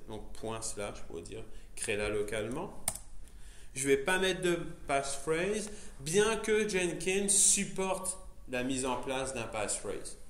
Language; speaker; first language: French; native; French